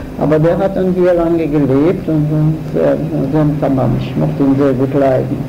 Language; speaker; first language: German; non-native, fluent; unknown